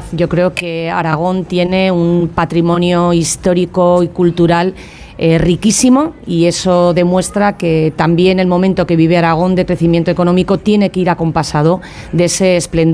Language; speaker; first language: Spanish; native; Spanish